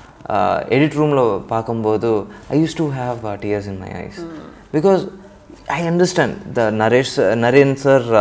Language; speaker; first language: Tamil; non-native, local second language; Telugu